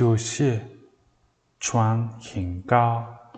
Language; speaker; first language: Chinese; non-native, learner; Mongolian